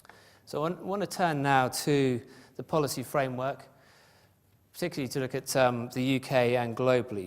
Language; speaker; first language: English; native; English